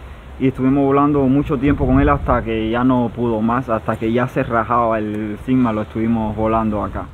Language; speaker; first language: Spanish; native; Spanish